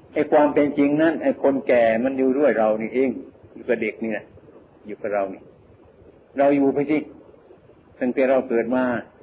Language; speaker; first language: Thai; non-native, local second language; Northeastern Thai